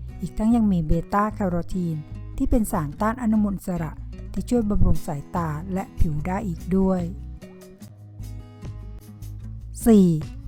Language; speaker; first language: Thai; native; Thai